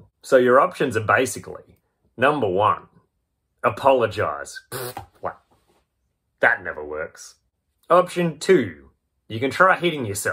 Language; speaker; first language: English; native; English